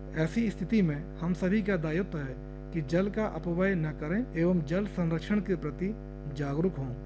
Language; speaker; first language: Hindi; native; Hindi